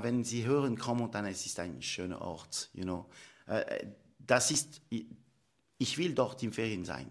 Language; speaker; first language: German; non-native, local second language; French